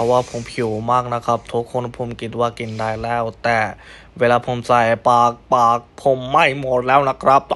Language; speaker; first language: Thai; non-native, fluent; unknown